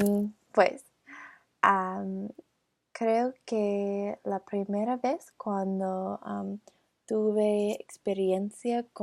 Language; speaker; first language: Spanish; non-native, learner; English